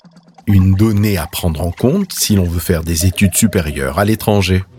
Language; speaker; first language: French; native; French